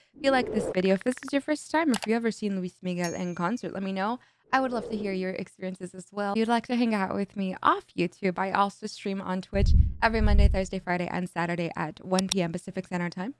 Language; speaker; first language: English; early bilingual, other home language; Spanish